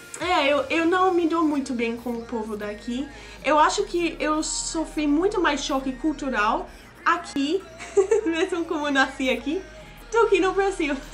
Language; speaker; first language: Portuguese; non-native, fluent; English